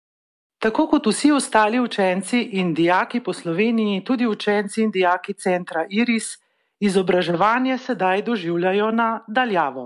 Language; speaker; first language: Slovenian; native; Slovenian